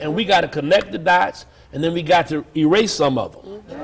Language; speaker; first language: English; native; English